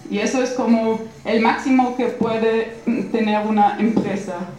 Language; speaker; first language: Spanish; non-native, fluent; German